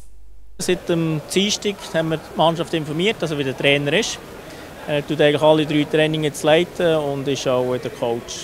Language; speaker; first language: German; native; German